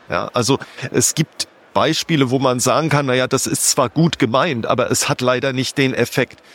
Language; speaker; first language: German; native; German